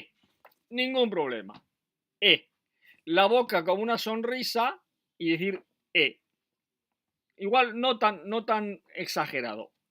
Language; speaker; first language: Spanish; non-native, fluent; French